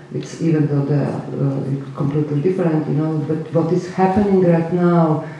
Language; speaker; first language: English; non-native, fluent; Croatian